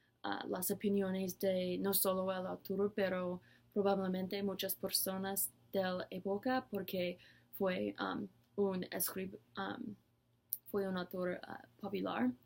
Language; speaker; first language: Spanish; non-native, learner; English